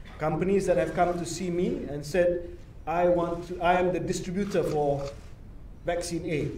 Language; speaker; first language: English; non-native, local second language; Malay